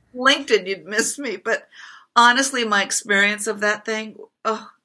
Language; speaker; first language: English; non-native, fluent; Japanese